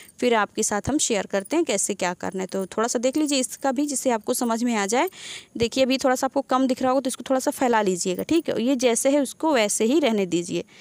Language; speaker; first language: Hindi; native; Hindi